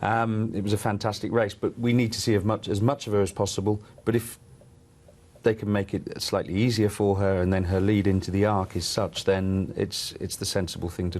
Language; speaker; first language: English; native; English